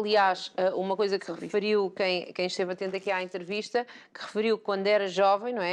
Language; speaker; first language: Portuguese; native; Portuguese